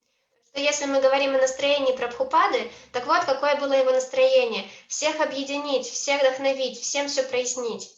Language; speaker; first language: Russian; native; Russian